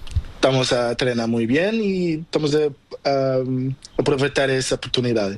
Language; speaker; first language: Spanish; non-native, learner; Portuguese